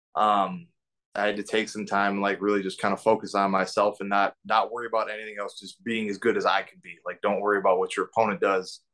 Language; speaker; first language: English; native; English